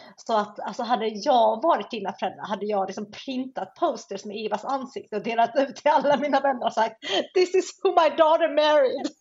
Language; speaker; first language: Swedish; early bilingual, other home language; Chinese